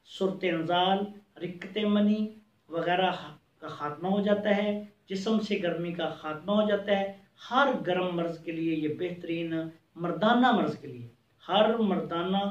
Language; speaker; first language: Urdu; non-native, local second language; Punjabi